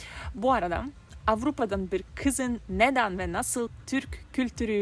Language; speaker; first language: Turkish; non-native, fluent; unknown